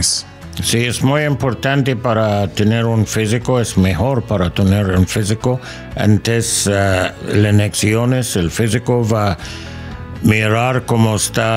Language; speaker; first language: Spanish; non-native, learner; English